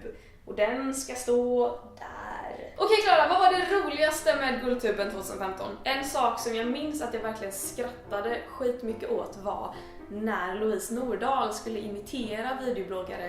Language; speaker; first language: Swedish; native; Swedish